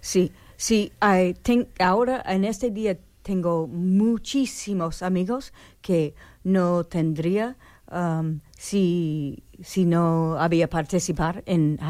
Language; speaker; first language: Spanish; non-native, learner; English